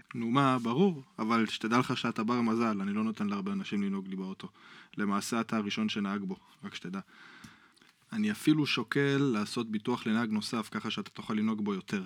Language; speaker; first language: Hebrew; native; Hebrew